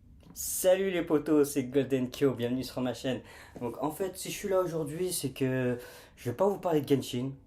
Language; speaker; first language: French; native; French